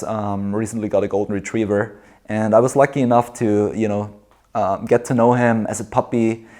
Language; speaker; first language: English; non-native, fluent; German